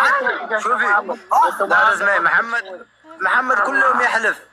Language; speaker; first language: Arabic; non-native, learner; Amharic